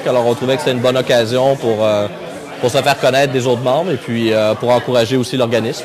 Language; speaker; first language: French; native; French